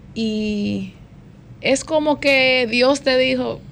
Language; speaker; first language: Spanish; early bilingual, heritage; Spanish